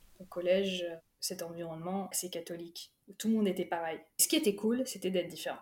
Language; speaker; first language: French; early bilingual, other home language; Urdu